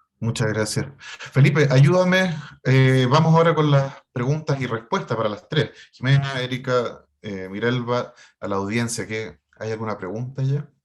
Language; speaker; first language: Spanish; native; Spanish